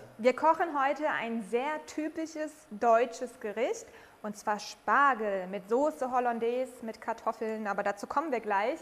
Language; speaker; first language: German; native; German